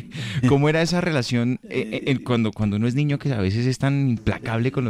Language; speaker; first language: Spanish; native; Spanish